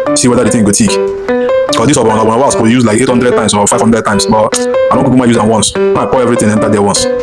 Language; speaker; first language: Nigerian Pidgin; non-native, local second language; Igbo